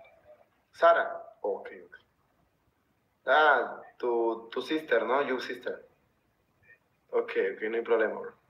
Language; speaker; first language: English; non-native, learner; Spanish